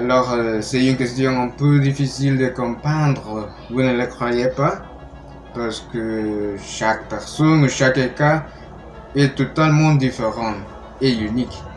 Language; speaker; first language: French; non-native, learner; Spanish